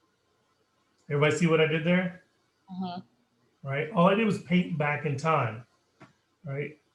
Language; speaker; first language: English; native; English